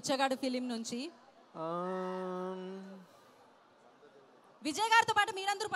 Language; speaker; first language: Telugu; native; Telugu